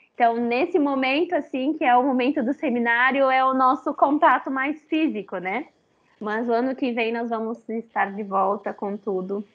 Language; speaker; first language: Portuguese; native; Portuguese